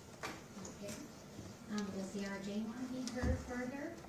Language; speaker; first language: English; native; English